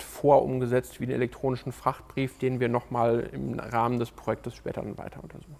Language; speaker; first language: German; native; German